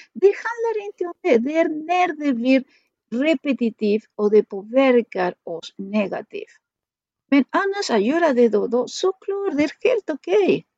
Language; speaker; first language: Swedish; non-native, fluent; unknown